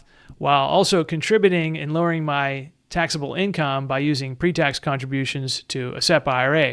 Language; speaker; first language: English; native; English